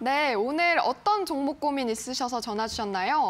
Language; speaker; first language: Korean; native; Korean